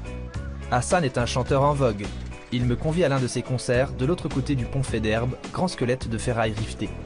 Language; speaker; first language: French; native; French